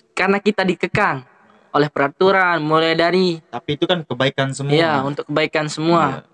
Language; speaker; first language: Indonesian; non-native, local second language; Sasak